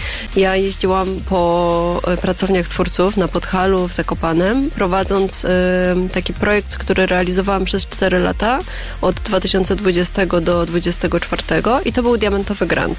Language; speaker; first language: Polish; native; Polish